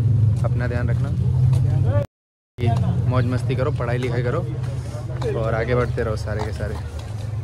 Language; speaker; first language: Hindi; native; Hindi